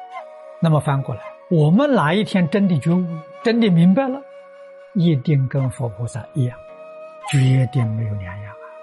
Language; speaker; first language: Chinese; native; Chinese